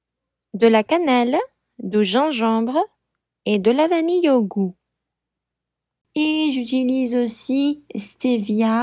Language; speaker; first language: French; non-native, fluent; Spanish